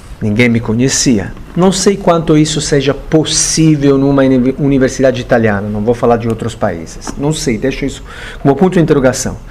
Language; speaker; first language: Portuguese; non-native, fluent; Italian